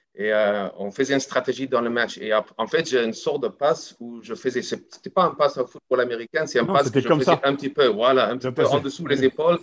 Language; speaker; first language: French; non-native, fluent; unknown